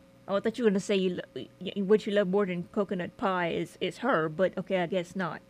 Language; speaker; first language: English; native; English